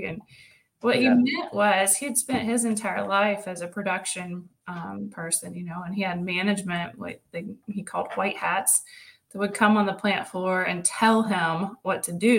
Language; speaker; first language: English; native; English